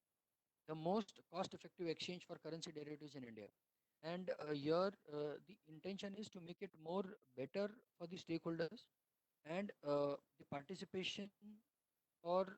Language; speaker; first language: English; non-native, local second language; Hindi